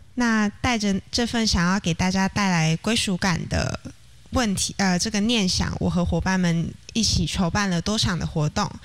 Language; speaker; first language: Chinese; native; Chinese